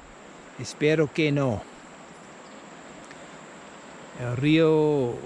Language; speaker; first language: Spanish; non-native, learner; English